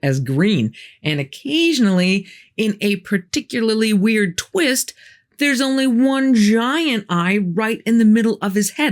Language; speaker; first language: English; native; English